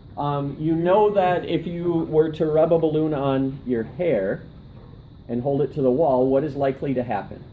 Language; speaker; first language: English; native; English